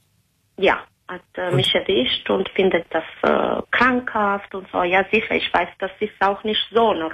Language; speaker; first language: German; non-native, learner; Italian